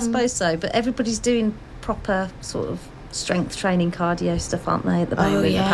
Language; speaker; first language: English; native; English